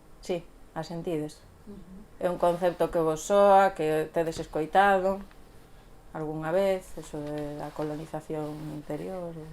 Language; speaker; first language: Galician; native; Galician